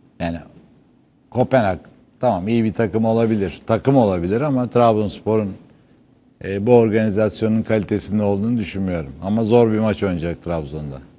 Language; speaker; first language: Turkish; native; Turkish